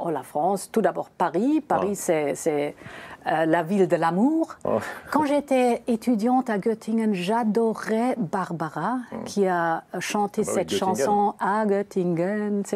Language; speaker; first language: French; non-native, fluent; German